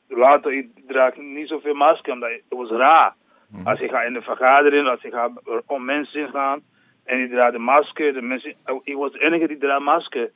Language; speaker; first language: Dutch; non-native, learner; English